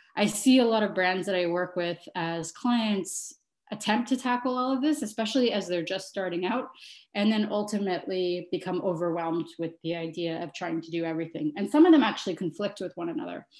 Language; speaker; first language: English; native; English